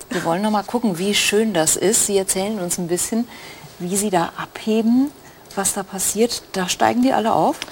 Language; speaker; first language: German; native; German